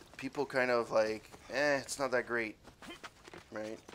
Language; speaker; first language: English; native; English